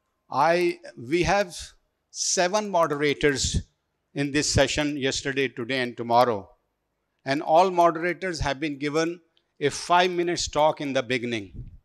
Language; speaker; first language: English; non-native, local second language; Urdu